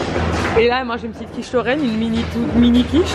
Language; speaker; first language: French; native; French